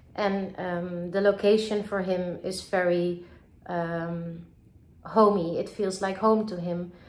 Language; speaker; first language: English; non-native, fluent; Dutch